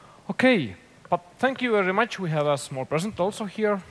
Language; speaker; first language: English; non-native, fluent; Estonian